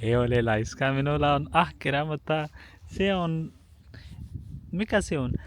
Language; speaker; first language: Finnish; non-native, learner; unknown